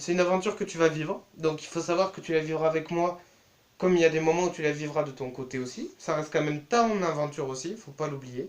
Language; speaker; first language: French; native; French